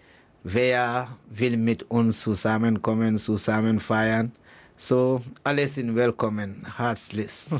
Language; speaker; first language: German; non-native, learner; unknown